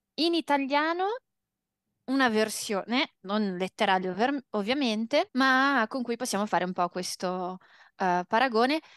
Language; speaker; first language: Italian; early bilingual, other home language; Portuguese